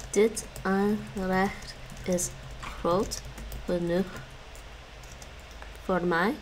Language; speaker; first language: Dutch; non-native, learner; English